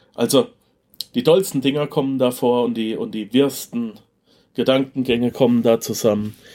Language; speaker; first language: German; native; German